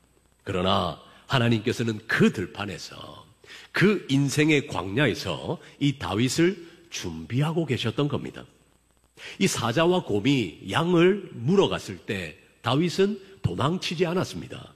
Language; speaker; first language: Korean; native; Korean